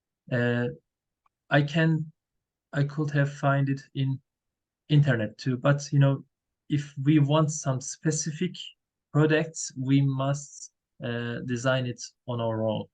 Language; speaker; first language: English; non-native, learner; Turkish